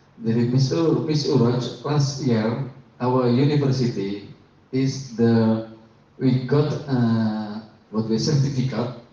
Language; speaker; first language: English; non-native, learner; Indonesian